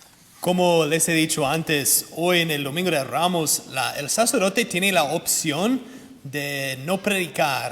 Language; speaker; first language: Spanish; non-native, fluent; English